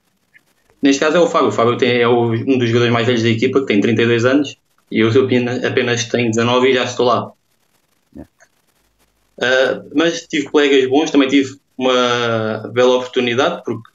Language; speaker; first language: Portuguese; native; Portuguese